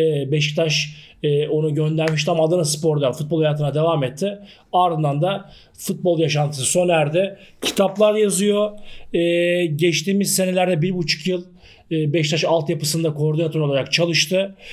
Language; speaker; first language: Turkish; native; Turkish